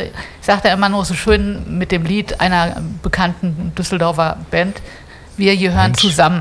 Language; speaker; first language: German; native; German